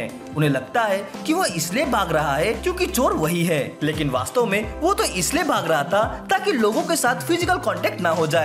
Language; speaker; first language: Hindi; native; Hindi